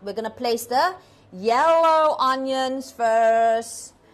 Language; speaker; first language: English; non-native, local second language; Malay